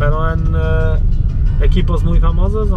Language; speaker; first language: Spanish; non-native, learner; Polish